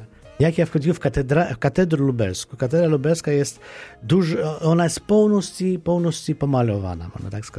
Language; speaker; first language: Polish; non-native, fluent; Ukrainian